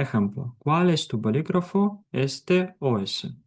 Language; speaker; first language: Spanish; non-native, fluent; Ukrainian